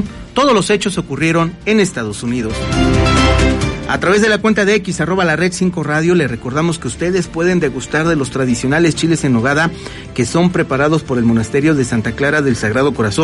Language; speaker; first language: Spanish; native; Spanish